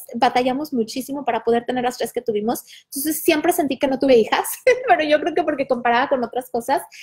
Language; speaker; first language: Spanish; early bilingual, heritage; Spanish